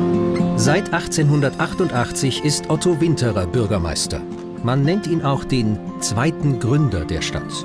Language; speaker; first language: German; native; German